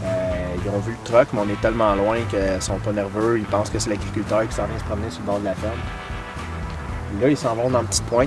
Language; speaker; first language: French; native; French